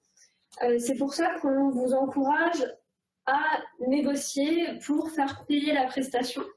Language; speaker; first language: French; native; French